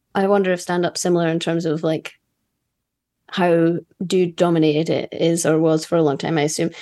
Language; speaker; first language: English; native; English